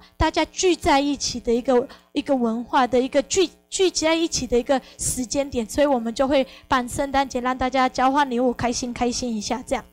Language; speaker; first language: Chinese; non-native, fluent; Spanish